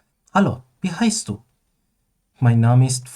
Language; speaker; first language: German; non-native, learner; Persian